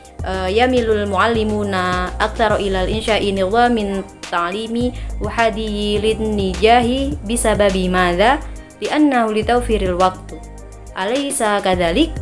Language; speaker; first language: Arabic; non-native, learner; Indonesian